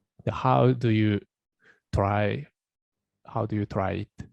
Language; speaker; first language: English; non-native, learner; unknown